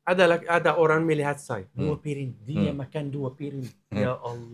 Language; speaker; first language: Indonesian; non-native, learner; Arabic